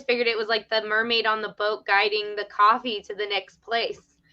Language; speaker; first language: English; native; English